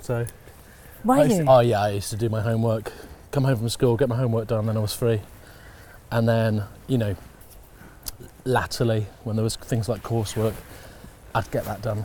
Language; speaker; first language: English; native; English